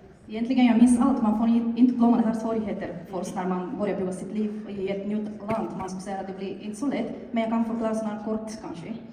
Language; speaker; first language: Swedish; non-native, fluent; Bulgarian